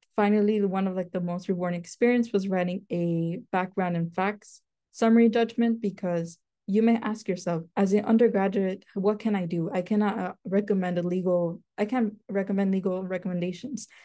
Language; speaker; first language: English; native; English